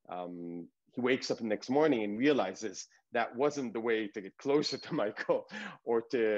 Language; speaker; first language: English; early bilingual, other home language; Hebrew